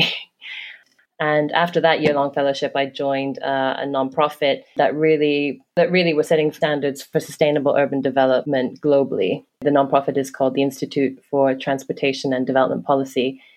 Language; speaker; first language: English; non-native, local second language; Cantonese